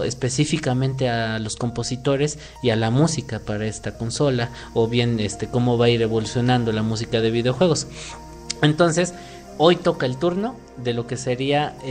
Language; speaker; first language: Spanish; native; Spanish